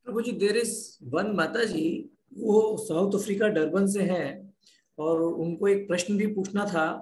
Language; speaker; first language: Hindi; native; Hindi